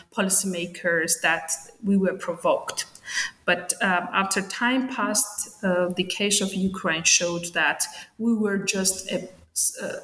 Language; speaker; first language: English; non-native, fluent; Georgian